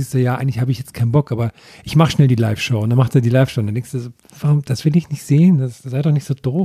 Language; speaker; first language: German; native; German